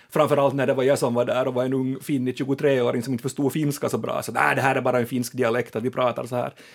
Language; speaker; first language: Swedish; native; Swedish